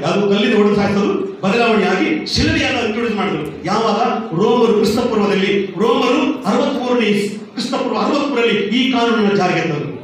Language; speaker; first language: Kannada; non-native, local second language; Tamil